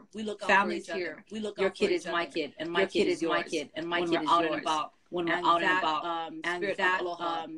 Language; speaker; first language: English; native; English